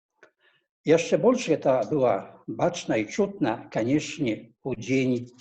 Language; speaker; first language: Polish; non-native, learner; Belarusian